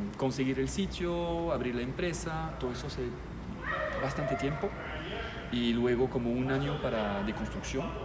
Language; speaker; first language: Spanish; non-native, fluent; French